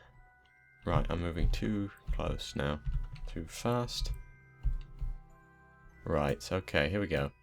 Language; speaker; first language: English; native; English